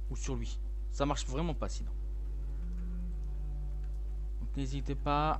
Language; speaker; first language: French; native; French